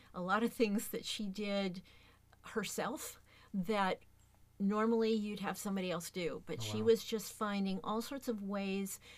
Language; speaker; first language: English; native; English